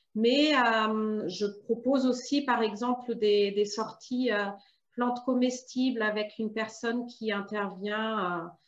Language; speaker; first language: French; non-native, fluent; German